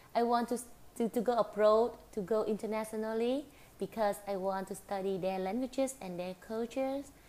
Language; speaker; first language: English; non-native, fluent; Vietnamese